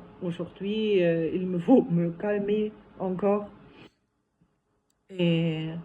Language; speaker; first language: French; non-native, fluent; German